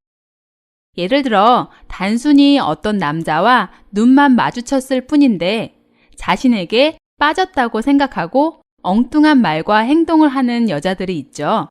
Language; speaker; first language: Korean; native; Korean